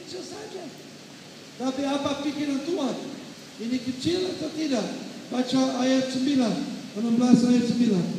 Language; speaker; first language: Indonesian; non-native, learner; English